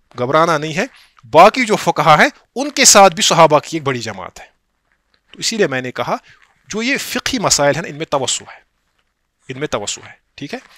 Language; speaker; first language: Urdu; non-native, local second language; Kashmiri